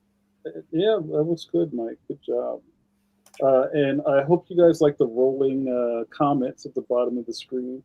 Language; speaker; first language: English; native; English